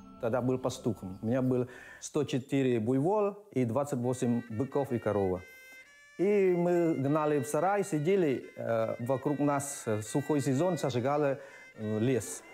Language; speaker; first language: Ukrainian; non-native, learner; Khmer